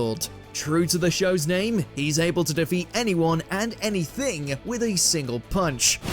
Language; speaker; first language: English; native; English